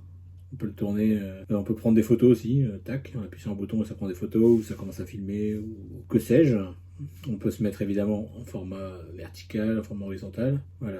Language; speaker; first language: French; native; French